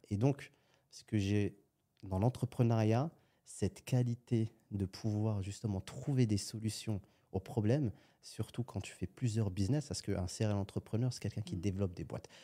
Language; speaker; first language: French; native; French